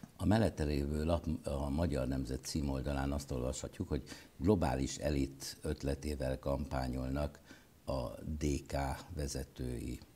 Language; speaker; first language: Hungarian; native; Hungarian